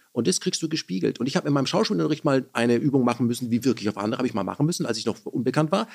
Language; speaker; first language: German; early bilingual, other home language; Persian